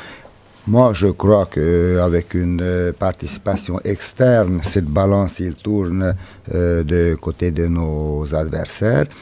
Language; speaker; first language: French; non-native, fluent; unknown